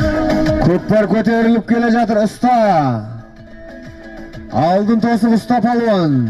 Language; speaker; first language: Kazakh; native; Kazakh